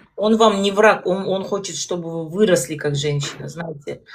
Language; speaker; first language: Russian; non-native, local second language; Kazakh